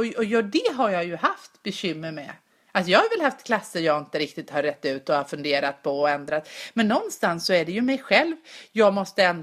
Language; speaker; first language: Swedish; native; Swedish